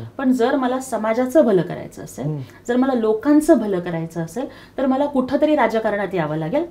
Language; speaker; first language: Marathi; non-native, local second language; Telugu